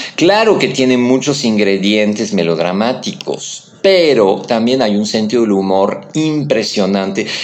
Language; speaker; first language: Spanish; non-native, fluent; French